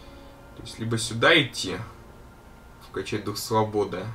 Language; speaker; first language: Russian; native; Russian